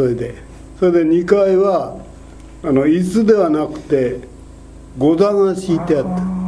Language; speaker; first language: Japanese; native; Japanese